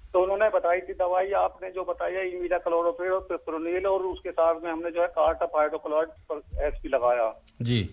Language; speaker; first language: Hindi; native; Hindi